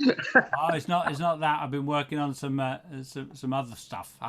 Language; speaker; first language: English; native; English